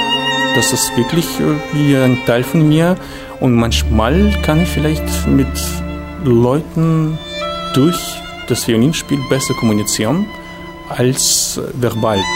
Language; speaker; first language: German; non-native, fluent; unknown